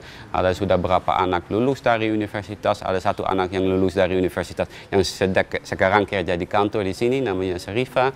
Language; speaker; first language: Indonesian; non-native, fluent; Dutch